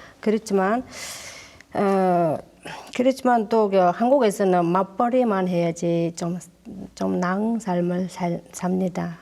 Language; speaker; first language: Korean; non-native, learner; Mongolian